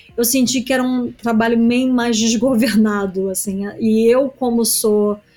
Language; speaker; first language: Portuguese; native; Portuguese